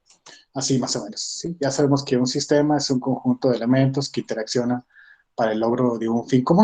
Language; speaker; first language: Spanish; native; Spanish